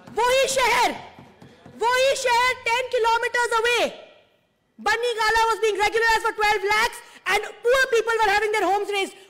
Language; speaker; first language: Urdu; non-native, local second language; Sindhi